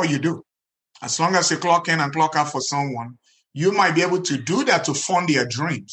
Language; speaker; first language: English; non-native, local second language; Igbo